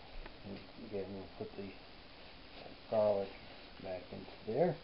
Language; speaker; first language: English; native; English